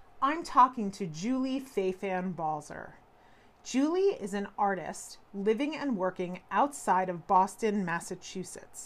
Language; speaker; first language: English; native; English